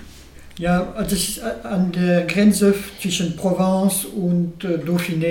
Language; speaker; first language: German; non-native, learner; French